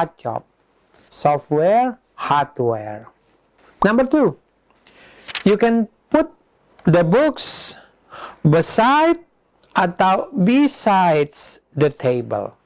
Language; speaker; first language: English; non-native, fluent; Indonesian